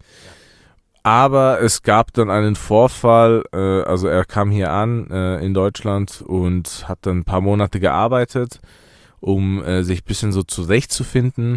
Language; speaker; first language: German; early bilingual, other home language; Persian